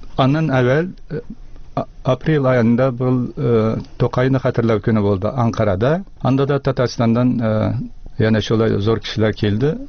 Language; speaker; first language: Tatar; early bilingual, heritage; Tatar